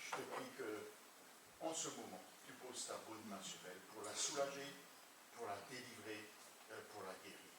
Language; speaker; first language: French; native; French